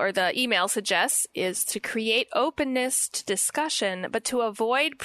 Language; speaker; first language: English; native; English